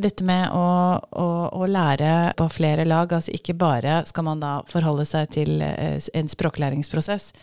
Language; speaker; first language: Norwegian; non-native, fluent; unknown